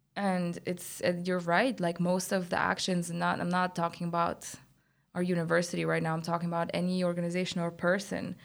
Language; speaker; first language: English; non-native, fluent; Bulgarian